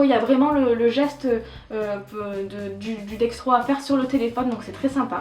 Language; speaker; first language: French; native; French